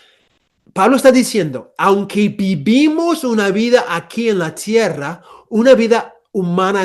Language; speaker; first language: Spanish; non-native, fluent; English